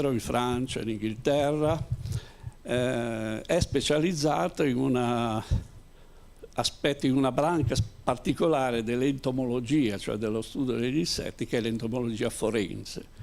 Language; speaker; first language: Italian; native; Italian